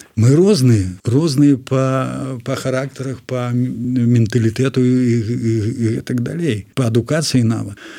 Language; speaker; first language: Belarusian; non-native, local second language; Russian